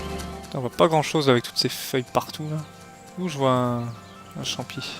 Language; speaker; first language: French; native; French